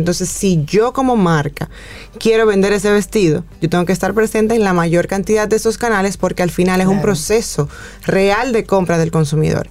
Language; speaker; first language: Spanish; native; Spanish